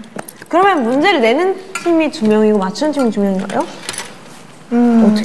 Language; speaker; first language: Korean; native; Korean